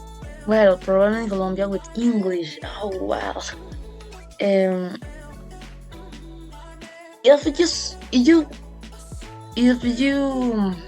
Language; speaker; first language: English; non-native, learner; Spanish